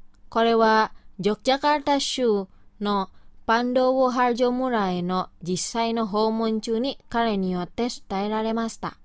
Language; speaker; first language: Japanese; non-native, fluent; Indonesian